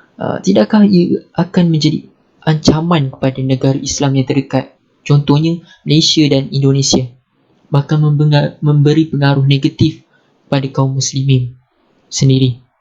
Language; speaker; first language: Malay; native; Malay